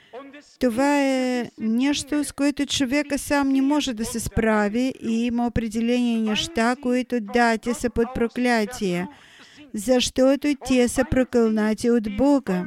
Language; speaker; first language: Bulgarian; non-native, fluent; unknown